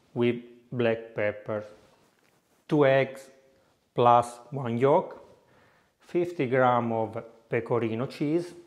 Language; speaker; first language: English; non-native, fluent; Italian